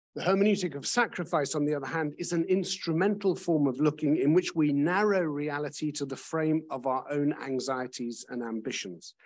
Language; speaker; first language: English; native; English